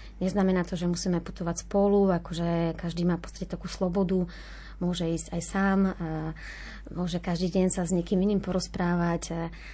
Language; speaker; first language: Slovak; native; Slovak